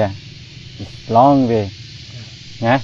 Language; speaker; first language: English; non-native, learner; Thai